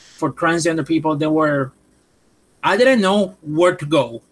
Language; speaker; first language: English; non-native, fluent; Spanish